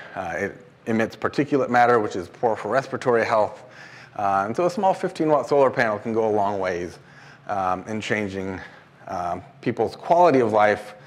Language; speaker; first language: English; native; English